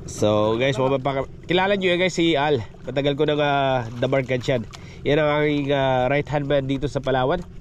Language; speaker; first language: Filipino; non-native, local second language; Iloko